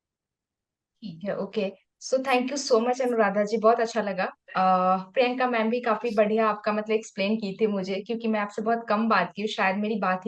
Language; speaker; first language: Hindi; native; Hindi